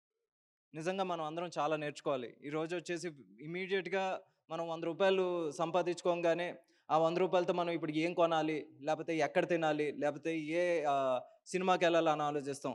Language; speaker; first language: Telugu; native; Telugu